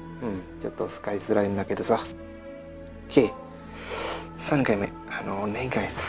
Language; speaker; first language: Japanese; non-native, learner; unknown